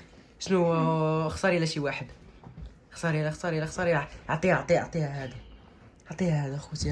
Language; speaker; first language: Arabic; native; Arabic